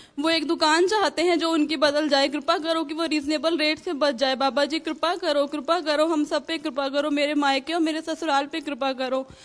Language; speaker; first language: Hindi; native; Hindi